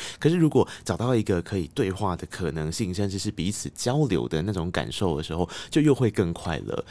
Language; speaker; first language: Chinese; native; Chinese